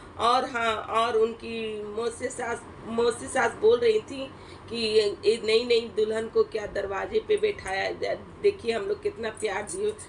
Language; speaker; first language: Hindi; native; Hindi